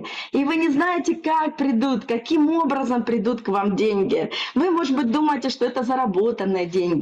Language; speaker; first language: Russian; native; Russian